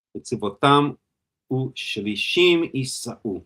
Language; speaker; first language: Hebrew; non-native, fluent; English